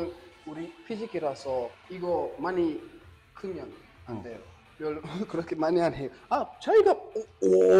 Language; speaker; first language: Korean; non-native, learner; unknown